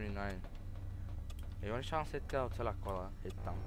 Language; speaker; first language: Bulgarian; native; Bulgarian